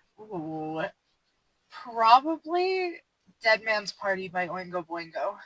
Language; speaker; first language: English; native; English